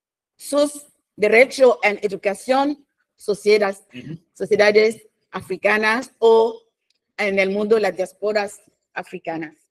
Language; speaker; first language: Spanish; non-native, fluent; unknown